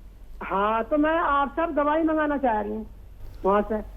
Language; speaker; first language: Hindi; native; Hindi